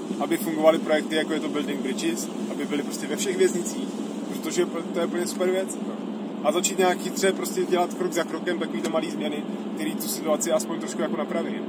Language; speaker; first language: Czech; native; Czech